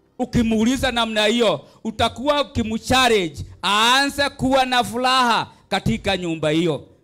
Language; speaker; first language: Swahili; non-native, local second language; Kikuyu